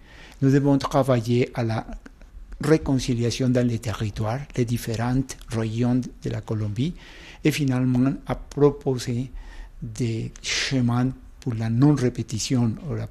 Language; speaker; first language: French; non-native, fluent; Spanish